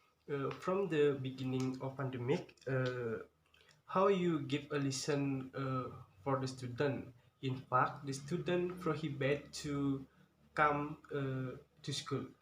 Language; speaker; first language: English; non-native, learner; Indonesian